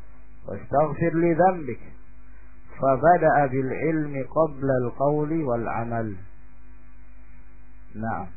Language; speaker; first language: Arabic; non-native, fluent; Indonesian